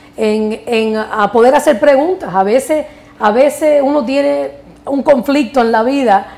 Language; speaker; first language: Spanish; early bilingual, heritage; Spanish